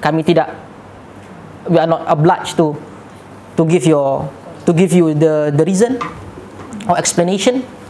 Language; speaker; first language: English; non-native, local second language; Malay